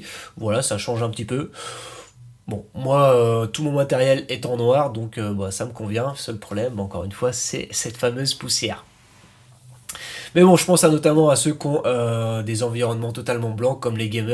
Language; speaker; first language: French; native; French